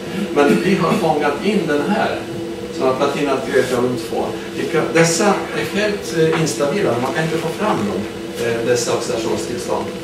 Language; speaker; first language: Swedish; non-native, fluent; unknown